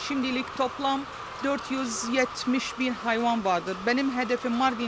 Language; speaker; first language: Turkish; non-native, fluent; Arabic